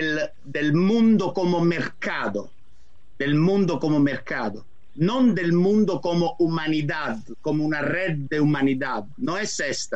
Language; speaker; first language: Spanish; non-native, fluent; Italian